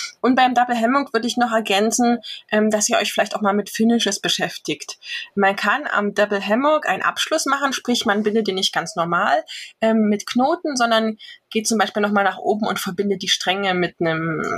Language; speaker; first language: German; native; German